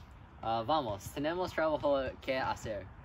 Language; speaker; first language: Spanish; non-native, learner; English